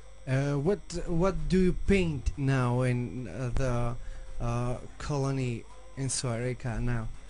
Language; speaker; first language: English; non-native, learner; Albanian